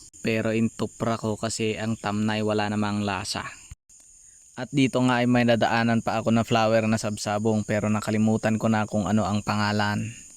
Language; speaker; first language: Filipino; non-native, local second language; Iloko